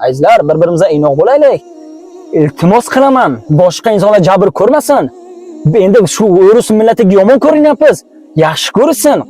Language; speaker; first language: Uzbek; native; Uzbek